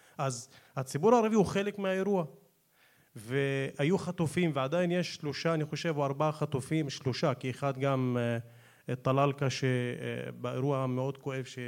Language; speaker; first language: Hebrew; non-native, local second language; Arabic